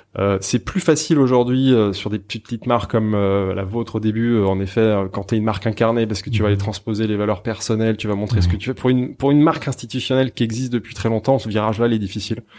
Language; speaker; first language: French; native; French